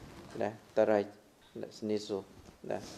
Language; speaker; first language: Russian; non-native, fluent; Thai